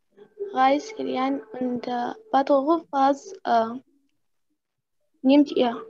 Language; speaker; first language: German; non-native, learner; Arabic